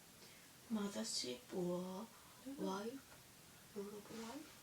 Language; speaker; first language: English; non-native, learner; Japanese